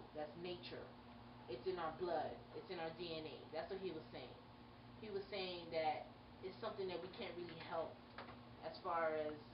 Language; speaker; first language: English; early bilingual, other home language; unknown